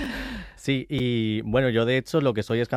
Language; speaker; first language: Spanish; native; Spanish